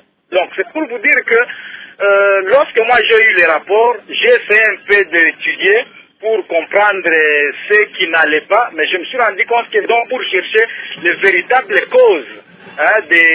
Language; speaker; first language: French; non-native, local second language; Luba-Lulua